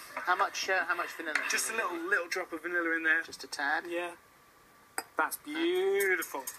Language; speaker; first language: English; native; English